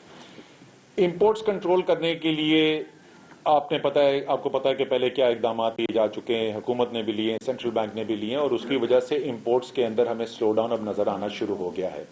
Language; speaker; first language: Urdu; native; Urdu